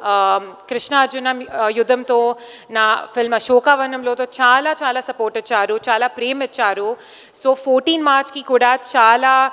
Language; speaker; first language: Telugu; non-native, learner; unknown